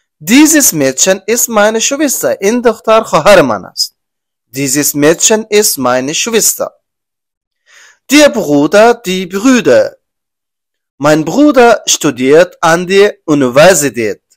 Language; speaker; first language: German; non-native, learner; Persian